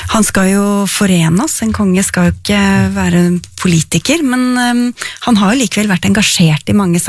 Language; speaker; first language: Norwegian; native; Norwegian